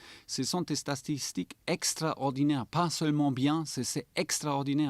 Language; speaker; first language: French; non-native, fluent; German